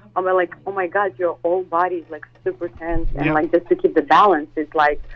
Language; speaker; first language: English; non-native, fluent; Russian